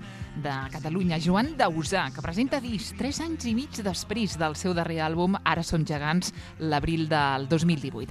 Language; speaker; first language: Catalan; native; Catalan